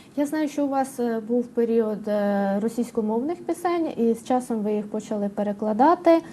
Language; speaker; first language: Ukrainian; native; Ukrainian